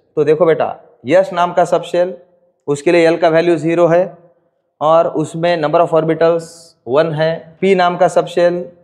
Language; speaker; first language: Hindi; non-native, local second language; Marathi